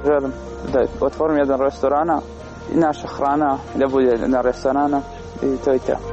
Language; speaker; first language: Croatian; non-native, learner; Arabic